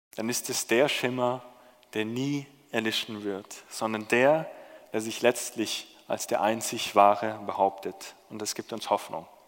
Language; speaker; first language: German; native; German